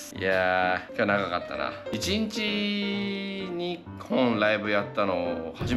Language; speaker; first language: Japanese; native; Japanese